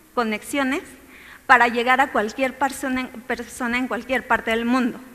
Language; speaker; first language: Spanish; native; Spanish